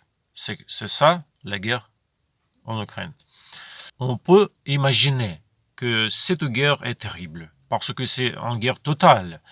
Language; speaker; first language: French; non-native, fluent; Ukrainian